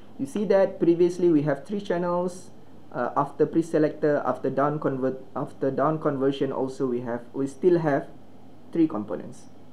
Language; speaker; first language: English; non-native, local second language; Malay